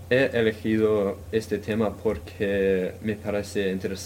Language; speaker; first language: Spanish; non-native, fluent; English